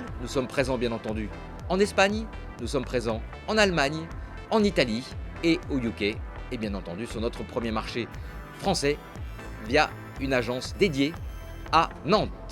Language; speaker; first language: French; native; French